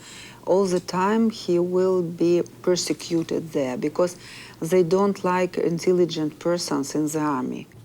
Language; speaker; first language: English; non-native, learner; Russian